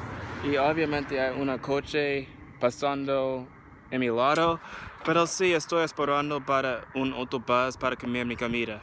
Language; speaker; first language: Spanish; non-native, learner; English